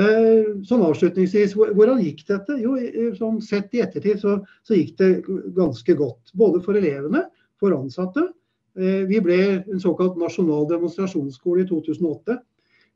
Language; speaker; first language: Norwegian; native; Norwegian